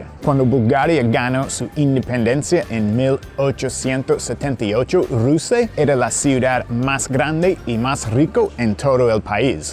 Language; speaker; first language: Spanish; non-native, fluent; English